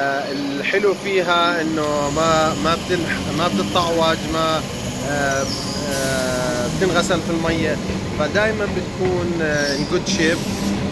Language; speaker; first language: Arabic; native; Arabic